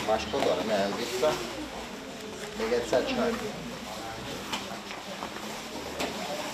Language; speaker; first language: Hungarian; non-native, learner; Portuguese